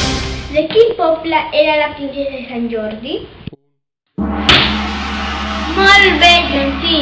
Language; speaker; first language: Catalan; non-native, learner; Spanish